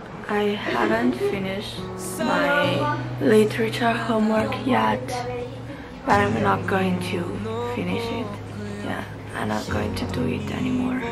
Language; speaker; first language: English; non-native, learner; Chinese